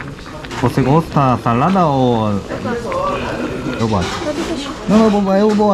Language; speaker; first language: Portuguese; non-native, learner; Korean